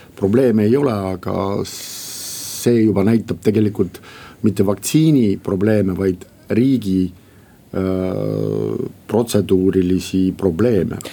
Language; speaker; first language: Estonian; non-native, local second language; Russian